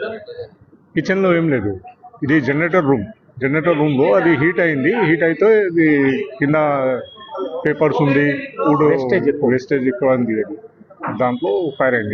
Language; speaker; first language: Telugu; non-native, local second language; Urdu